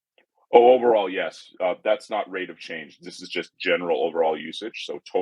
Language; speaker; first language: English; native; English